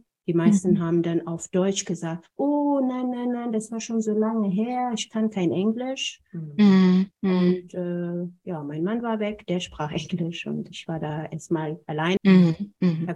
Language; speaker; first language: German; non-native, fluent; Amharic